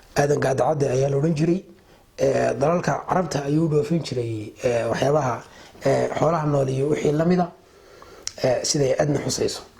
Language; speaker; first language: Somali; native; Somali